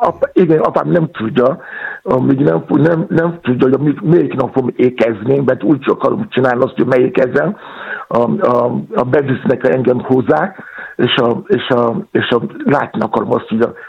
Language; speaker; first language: Hungarian; non-native, fluent; Yoruba